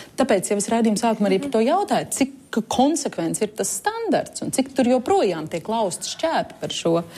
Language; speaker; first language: Latvian; native; Latvian